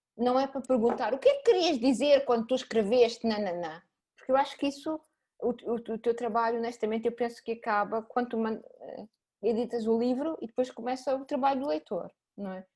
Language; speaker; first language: Portuguese; native; Portuguese